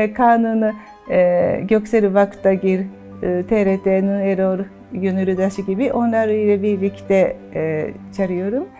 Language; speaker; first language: Turkish; non-native, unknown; Japanese